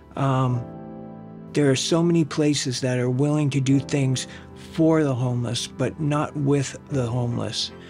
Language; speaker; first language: English; native; English